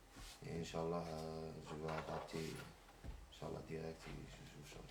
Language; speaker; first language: French; non-native, learner; Arabic